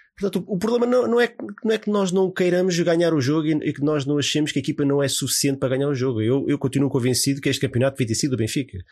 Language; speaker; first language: Portuguese; native; Portuguese